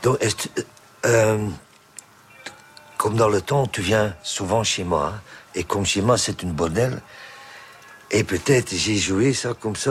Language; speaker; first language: French; non-native, local second language; Dutch